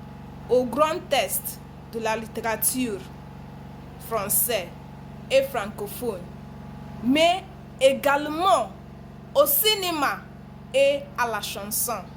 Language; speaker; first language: French; non-native, learner; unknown